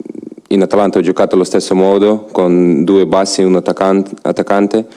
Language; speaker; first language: Italian; non-native, learner; Ukrainian